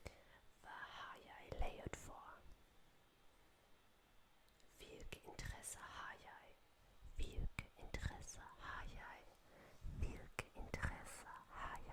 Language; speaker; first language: Danish; non-native, learner; German